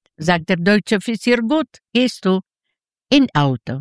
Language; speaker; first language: German; non-native, learner; Russian